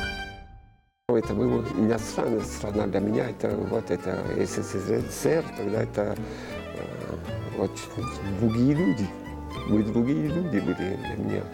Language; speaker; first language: Russian; early bilingual, heritage; Russian